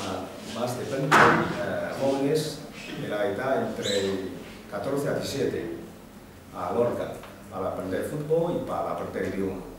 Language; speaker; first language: Spanish; non-native, fluent; Chinese